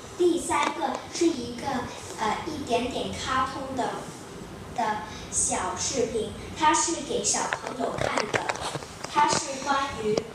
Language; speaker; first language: Chinese; non-native, local second language; Cantonese